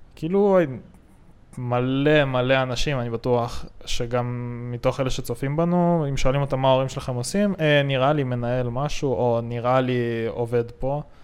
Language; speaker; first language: Hebrew; native; Hebrew